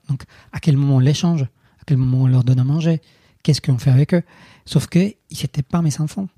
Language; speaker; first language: French; non-native, fluent; Spanish